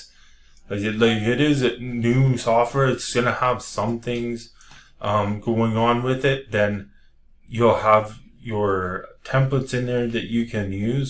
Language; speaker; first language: English; native; English